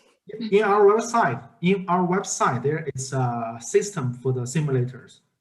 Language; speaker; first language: English; non-native, learner; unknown